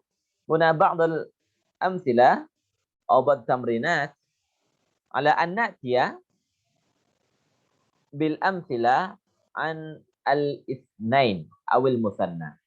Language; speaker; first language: Arabic; non-native, fluent; Indonesian